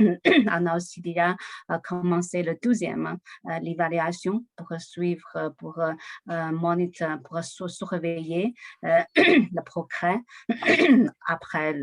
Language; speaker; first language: French; non-native, learner; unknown